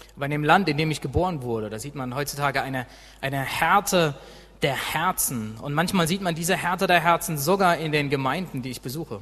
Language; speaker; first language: German; native; German